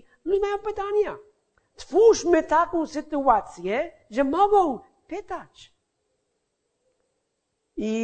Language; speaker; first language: Polish; non-native, fluent; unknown